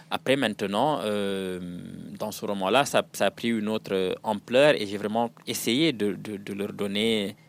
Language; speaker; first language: French; non-native, local second language; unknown